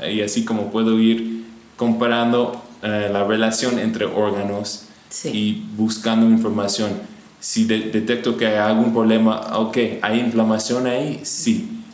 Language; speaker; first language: Spanish; non-native, fluent; English